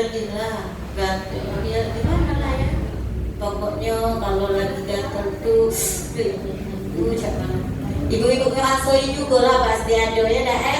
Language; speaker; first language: Indonesian; non-native, local second language; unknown